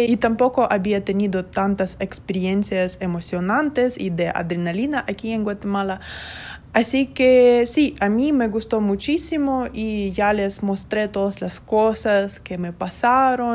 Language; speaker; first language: Spanish; non-native, fluent; Russian